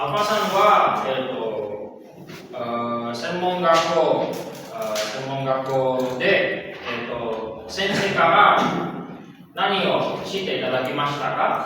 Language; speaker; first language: Japanese; non-native, fluent; Indonesian